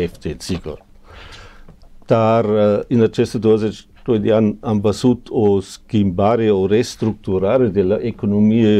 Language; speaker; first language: Romanian; non-native, learner; German